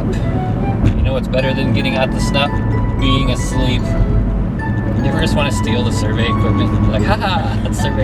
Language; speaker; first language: English; native; English